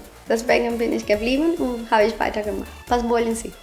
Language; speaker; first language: German; non-native, fluent; Spanish